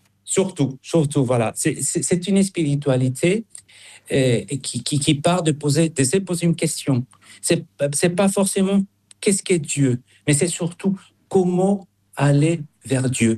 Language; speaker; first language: French; non-native, fluent; Spanish